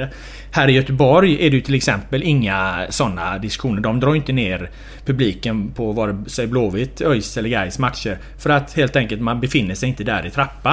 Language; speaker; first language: Swedish; native; Swedish